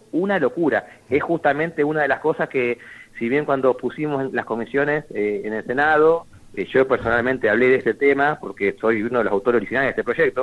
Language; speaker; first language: Spanish; native; Spanish